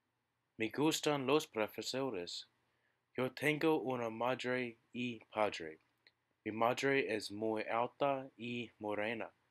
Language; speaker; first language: Spanish; non-native, learner; English